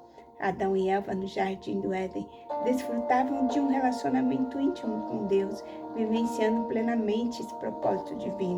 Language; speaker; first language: Portuguese; native; Portuguese